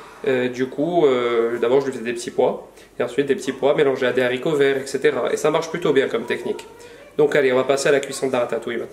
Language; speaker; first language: French; native; French